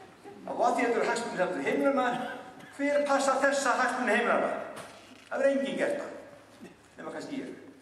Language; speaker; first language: Icelandic; native; Icelandic